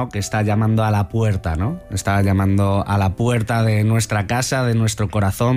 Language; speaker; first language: Spanish; native; Spanish